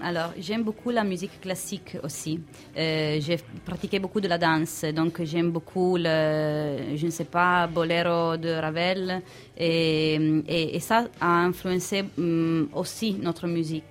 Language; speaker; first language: French; non-native, fluent; Italian